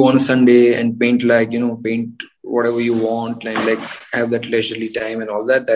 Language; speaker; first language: English; non-native, local second language; Gujarati